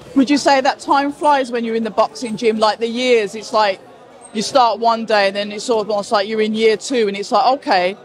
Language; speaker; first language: English; native; English